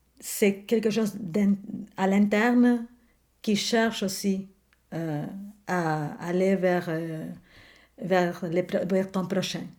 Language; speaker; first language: French; non-native, fluent; Spanish